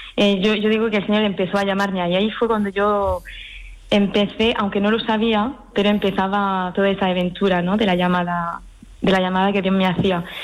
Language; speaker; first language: Spanish; early bilingual, heritage; French